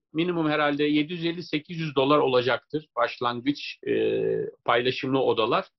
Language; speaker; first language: Turkish; native; Turkish